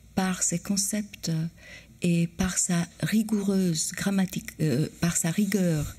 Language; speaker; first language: French; non-native, fluent; Albanian